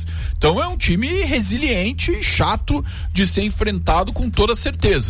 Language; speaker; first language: Portuguese; native; Portuguese